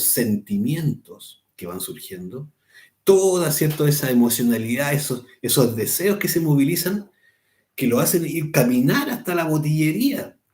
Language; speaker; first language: Spanish; native; Spanish